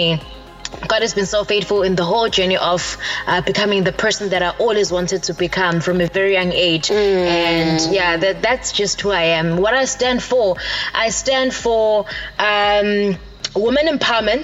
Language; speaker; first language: English; non-native, local second language; Zulu